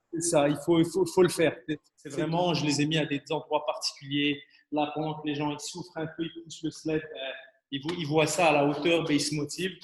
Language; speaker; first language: French; early bilingual, other home language; Arabic